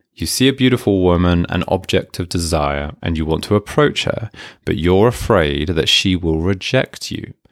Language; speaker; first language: English; native; English